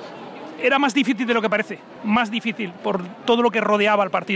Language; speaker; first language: Spanish; native; Spanish